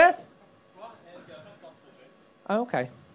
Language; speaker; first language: English; native; English